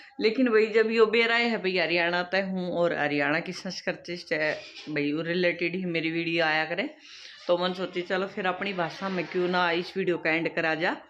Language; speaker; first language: Hindi; native; Hindi